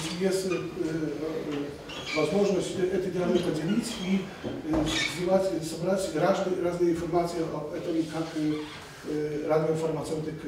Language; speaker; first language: Russian; non-native, fluent; Polish